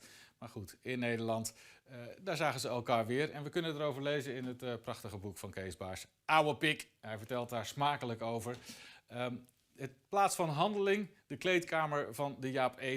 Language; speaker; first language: Dutch; native; Dutch